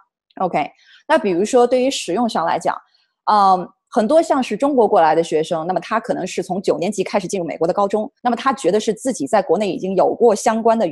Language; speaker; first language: Chinese; native; Chinese